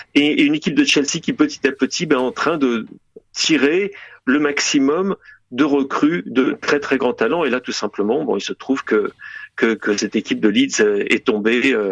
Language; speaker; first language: French; native; French